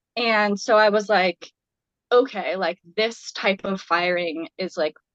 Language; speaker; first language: English; native; English